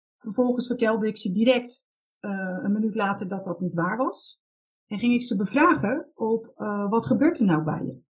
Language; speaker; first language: Dutch; native; Dutch